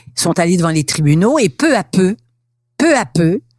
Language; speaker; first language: French; native; French